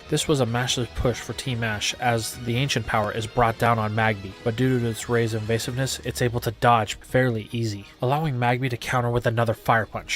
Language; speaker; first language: English; native; English